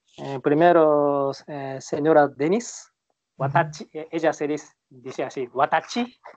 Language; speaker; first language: Spanish; non-native, learner; Japanese